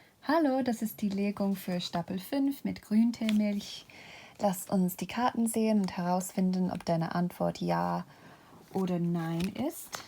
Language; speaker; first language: German; non-native, fluent; English